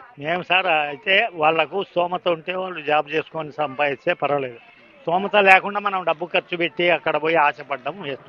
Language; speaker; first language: Telugu; native; Telugu